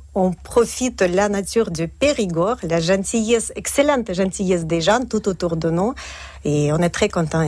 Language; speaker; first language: French; non-native, fluent; Russian